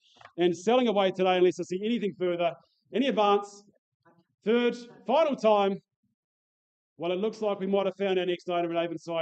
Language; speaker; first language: English; native; English